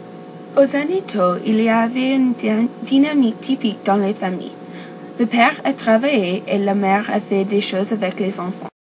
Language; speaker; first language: French; non-native, learner; English